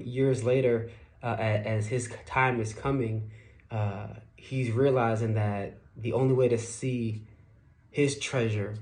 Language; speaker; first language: English; native; English